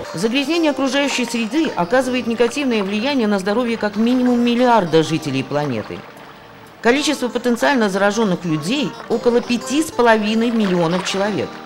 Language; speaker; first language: Russian; native; Russian